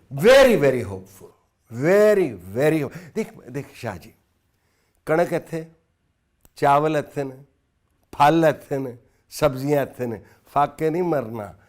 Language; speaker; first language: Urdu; non-native, local second language; Punjabi